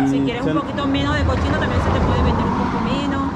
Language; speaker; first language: Spanish; native; Spanish